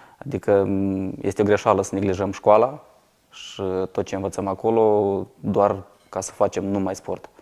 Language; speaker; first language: Romanian; native; Romanian